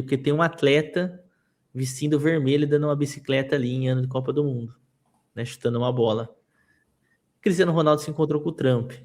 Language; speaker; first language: Portuguese; native; Portuguese